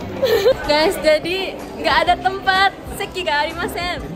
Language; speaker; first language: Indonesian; non-native, fluent; Japanese